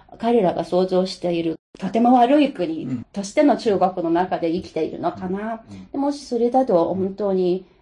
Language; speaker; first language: Japanese; non-native, fluent; Chinese